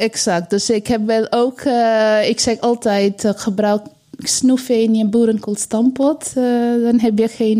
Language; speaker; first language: Dutch; non-native, learner; Bangla